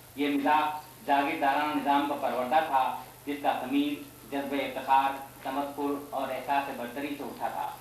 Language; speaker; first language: Urdu; native; Urdu